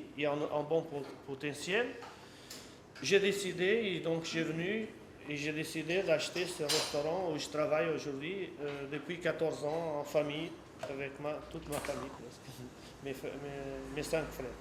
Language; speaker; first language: French; non-native, fluent; Portuguese